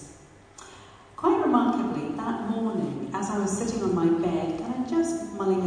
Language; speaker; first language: English; non-native, local second language; Urdu